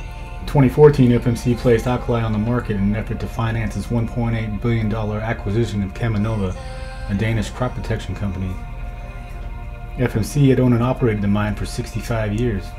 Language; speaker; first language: English; native; English